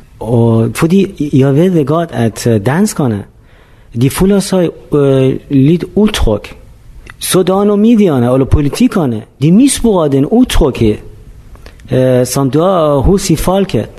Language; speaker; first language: Danish; non-native, fluent; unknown